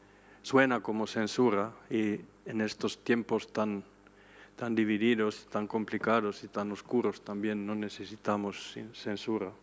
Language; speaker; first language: Spanish; non-native, fluent; Swedish